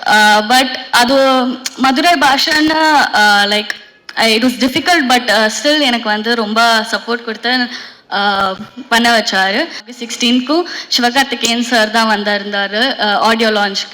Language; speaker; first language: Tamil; non-native, fluent; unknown